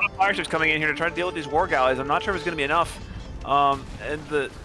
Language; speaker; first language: English; native; English